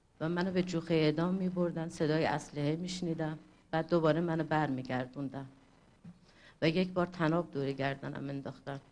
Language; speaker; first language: Persian; non-native, local second language; Kurdish